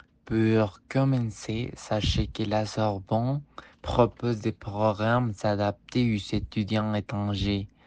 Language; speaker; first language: French; non-native, fluent; Spanish